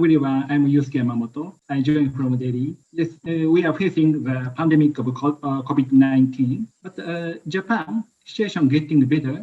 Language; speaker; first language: English; non-native, learner; Japanese